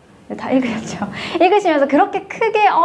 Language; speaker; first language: Korean; native; Korean